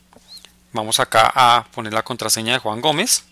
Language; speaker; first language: Spanish; native; Spanish